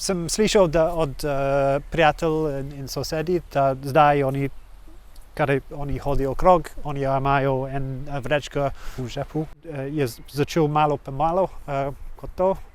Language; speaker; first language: Slovenian; non-native, learner; English